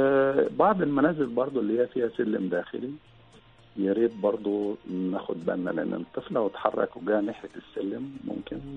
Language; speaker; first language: Arabic; native; Arabic